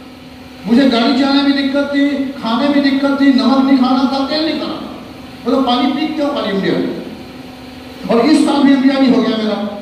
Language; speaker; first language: Hindi; native; Hindi